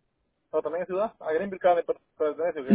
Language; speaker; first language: Spanish; native; Spanish